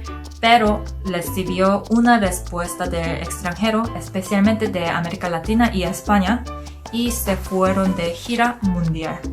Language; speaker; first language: Spanish; non-native, learner; Korean